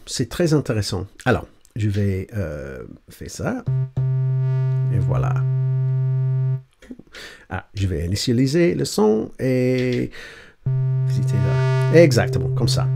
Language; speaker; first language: French; non-native, learner; English